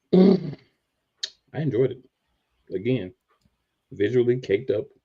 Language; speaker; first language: English; native; English